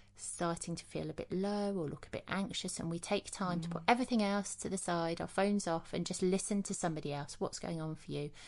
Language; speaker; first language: English; native; English